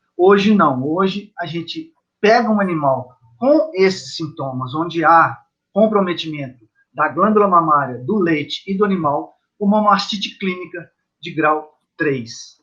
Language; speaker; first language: Portuguese; native; Portuguese